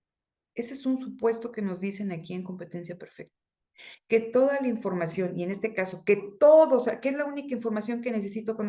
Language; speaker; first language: Spanish; native; Spanish